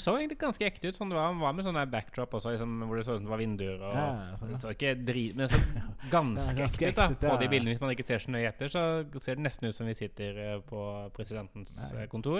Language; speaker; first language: Norwegian; native; Norwegian